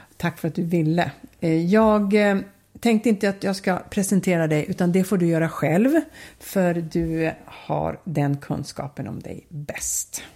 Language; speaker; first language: Swedish; early bilingual, other home language; Finnish